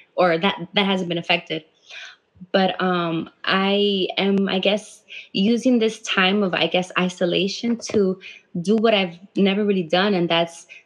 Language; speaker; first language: English; native; English